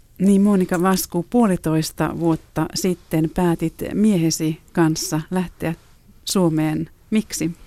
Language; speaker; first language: Finnish; native; Finnish